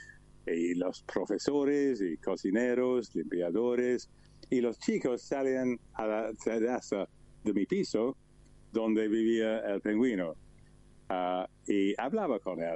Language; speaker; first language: Spanish; non-native, learner; English